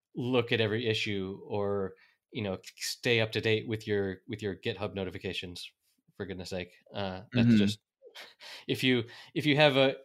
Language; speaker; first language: English; native; English